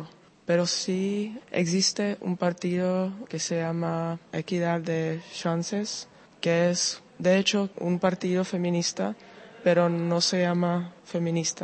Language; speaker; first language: Spanish; non-native, fluent; Czech